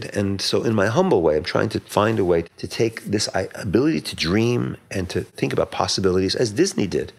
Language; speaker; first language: English; native; English